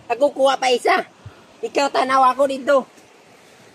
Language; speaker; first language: Cebuano; non-native, local second language; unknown